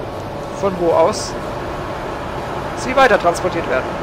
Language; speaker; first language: German; native; German